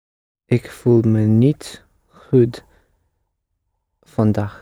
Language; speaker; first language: Dutch; non-native, learner; English